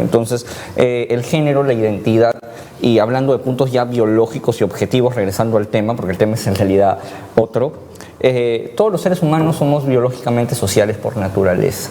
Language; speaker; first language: Spanish; native; Spanish